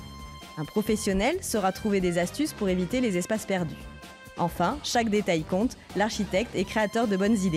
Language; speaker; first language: French; native; French